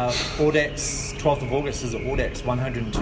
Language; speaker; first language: English; native; English